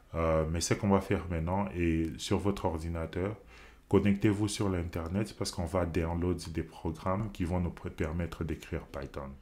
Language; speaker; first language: French; non-native, local second language; Lingala